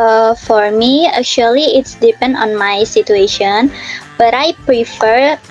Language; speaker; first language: English; non-native, learner; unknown